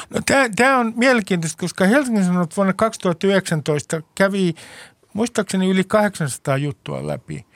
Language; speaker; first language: Finnish; native; Finnish